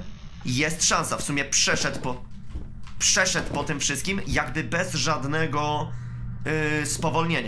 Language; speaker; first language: Polish; native; Polish